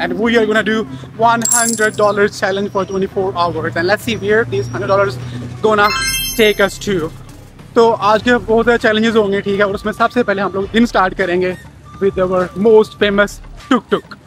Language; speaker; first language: English; non-native, fluent; Urdu